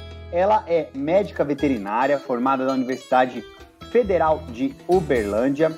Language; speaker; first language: Portuguese; native; Portuguese